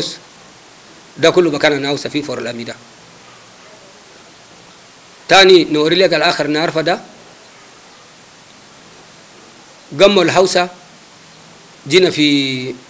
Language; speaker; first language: Arabic; non-native, local second language; Hausa